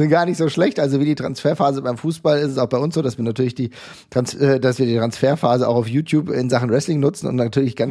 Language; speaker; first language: German; native; German